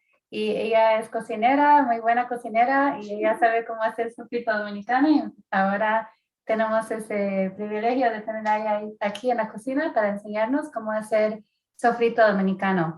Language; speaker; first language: Spanish; early bilingual, heritage; Spanish